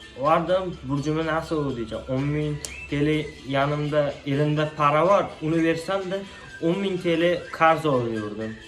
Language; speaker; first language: Turkish; non-native, learner; Uzbek